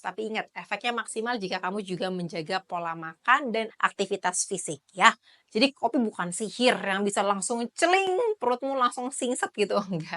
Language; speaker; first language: Indonesian; native; Indonesian